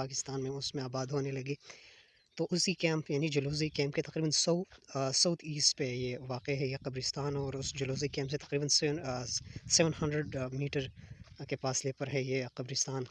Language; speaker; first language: Urdu; non-native, local second language; Pashto